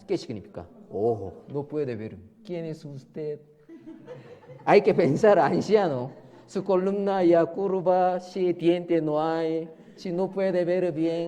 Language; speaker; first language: Spanish; non-native, learner; Korean